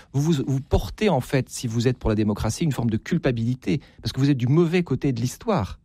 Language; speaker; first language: French; native; French